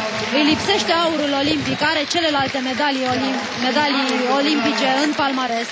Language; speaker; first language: Romanian; native; Romanian